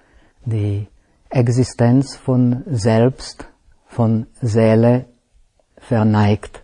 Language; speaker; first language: German; non-native, fluent; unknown